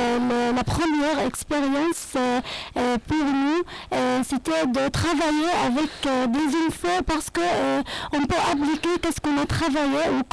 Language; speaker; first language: French; non-native, fluent; Arabic